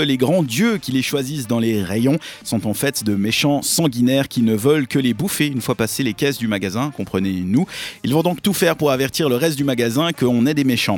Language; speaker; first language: French; native; French